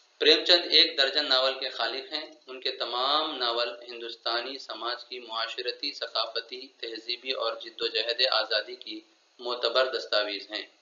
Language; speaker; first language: Urdu; native; Urdu